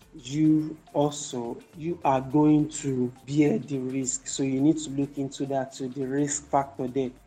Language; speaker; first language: English; non-native, local second language; Yoruba